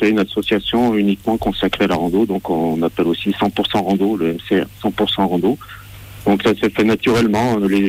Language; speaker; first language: French; native; French